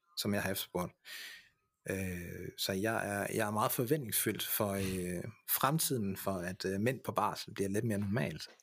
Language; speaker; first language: Danish; early bilingual, other home language; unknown